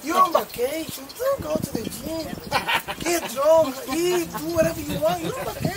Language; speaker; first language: English; non-native, fluent; Spanish